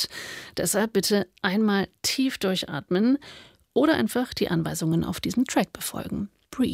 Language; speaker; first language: German; native; German